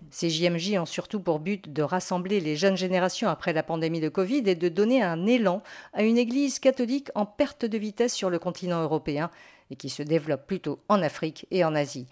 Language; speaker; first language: French; native; French